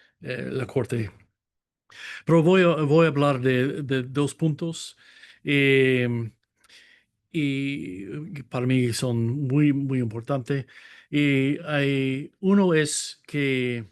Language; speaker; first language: Spanish; non-native, fluent; English